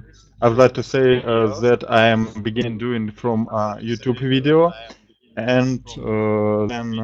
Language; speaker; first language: English; non-native, learner; Russian